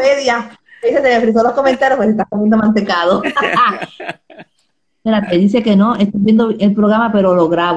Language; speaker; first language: Spanish; native; Spanish